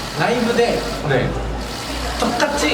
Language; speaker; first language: Korean; non-native, learner; Japanese